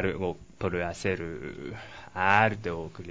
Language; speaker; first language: Spanish; non-native, learner; Japanese